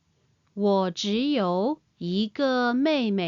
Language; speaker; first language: Chinese; non-native, fluent; Burmese